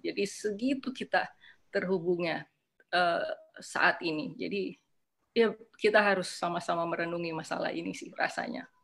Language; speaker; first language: Indonesian; native; Indonesian